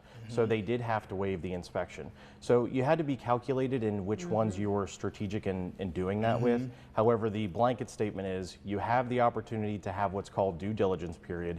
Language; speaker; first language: English; native; English